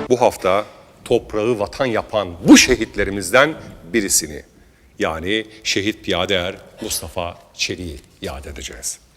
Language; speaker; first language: Turkish; native; Turkish